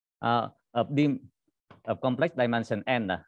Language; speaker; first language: English; non-native, learner; Vietnamese